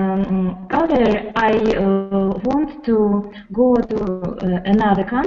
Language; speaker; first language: English; non-native, learner; Russian